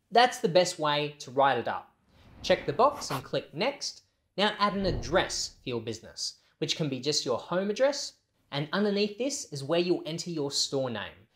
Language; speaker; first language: English; native; English